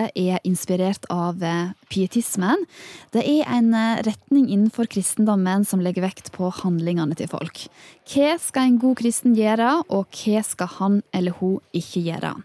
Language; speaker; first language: Norwegian; native; Norwegian